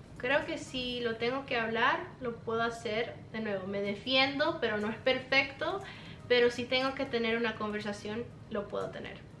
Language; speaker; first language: Spanish; early bilingual, heritage; Spanish